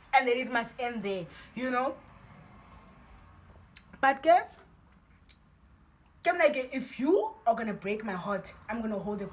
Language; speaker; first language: English; non-native, local second language; Xhosa